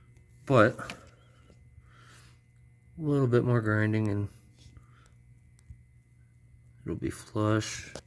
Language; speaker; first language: English; native; English